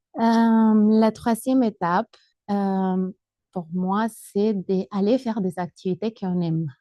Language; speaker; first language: French; non-native, fluent; Spanish